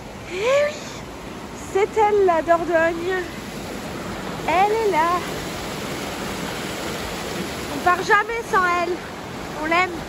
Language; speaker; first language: French; native; French